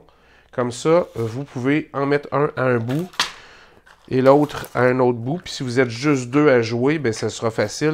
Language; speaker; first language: French; native; French